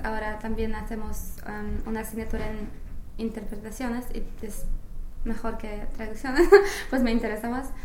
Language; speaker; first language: Spanish; non-native, fluent; English